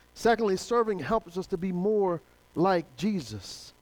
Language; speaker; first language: English; native; English